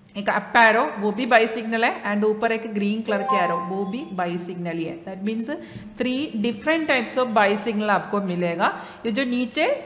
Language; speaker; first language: Hindi; non-native, local second language; Malayalam